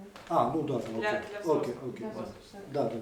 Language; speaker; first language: Russian; native; Russian